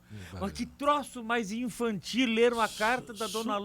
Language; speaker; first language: Portuguese; native; Portuguese